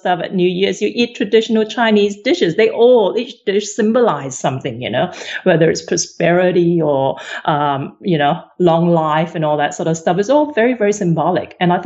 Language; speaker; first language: English; non-native, local second language; Cantonese